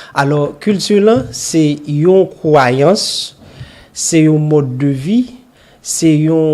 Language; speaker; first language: Haitian Creole; native; Haitian Creole